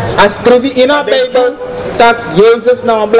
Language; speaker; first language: Dutch; non-native, local second language; Sranan Tongo